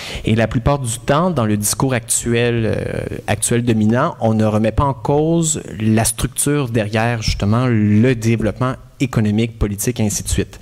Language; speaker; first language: French; native; French